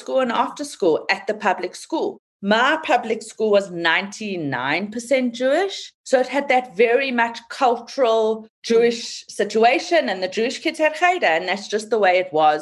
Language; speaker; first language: English; native; English